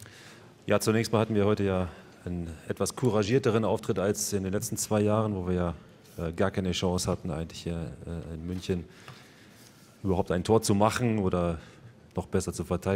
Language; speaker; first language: German; native; German